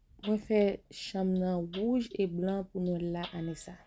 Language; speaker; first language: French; non-native, local second language; Haitian Creole